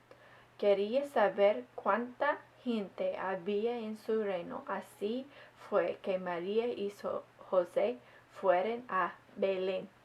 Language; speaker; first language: Spanish; non-native, learner; English